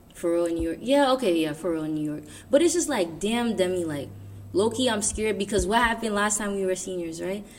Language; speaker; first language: English; native; English